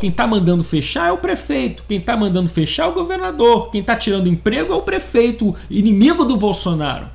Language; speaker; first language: Portuguese; native; Portuguese